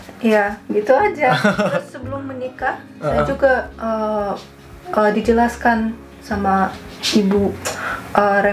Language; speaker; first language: Indonesian; non-native, fluent; Russian